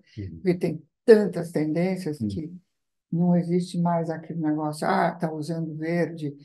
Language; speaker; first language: Portuguese; non-native, fluent; Italian